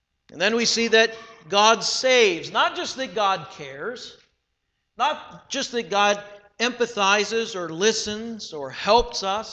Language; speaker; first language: English; native; English